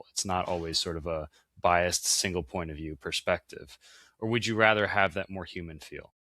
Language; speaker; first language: English; native; English